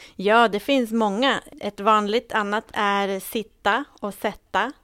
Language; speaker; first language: Swedish; native; Swedish